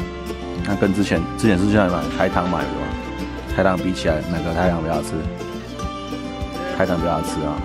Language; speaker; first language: Chinese; native; Chinese